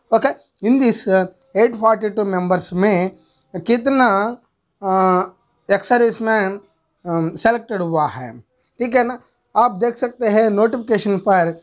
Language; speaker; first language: Hindi; non-native, local second language; Telugu